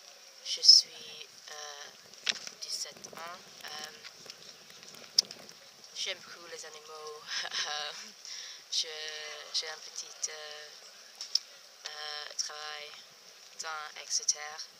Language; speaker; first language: French; non-native, learner; English